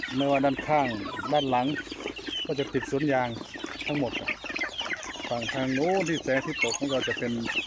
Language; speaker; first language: Thai; native; Thai